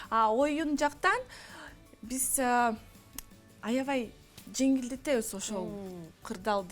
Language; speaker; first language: Kyrgyz; non-native, local second language; Russian